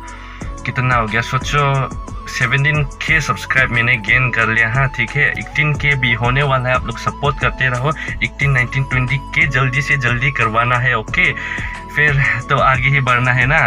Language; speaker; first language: Hindi; non-native, learner; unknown